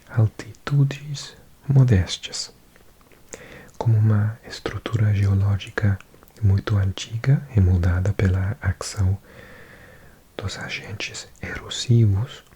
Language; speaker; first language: Portuguese; non-native, learner; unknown